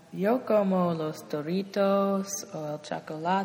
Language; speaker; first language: Spanish; non-native, learner; English